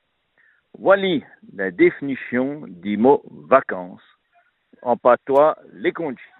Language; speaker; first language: French; native; French